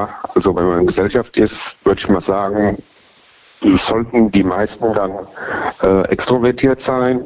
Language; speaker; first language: German; native; German